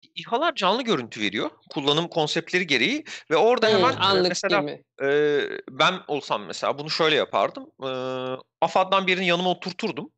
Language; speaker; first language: Turkish; native; Turkish